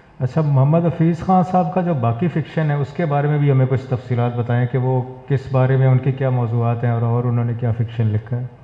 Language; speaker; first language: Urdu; non-native, local second language; Saraiki